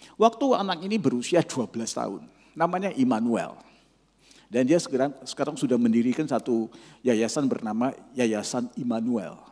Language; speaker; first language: Indonesian; non-native, fluent; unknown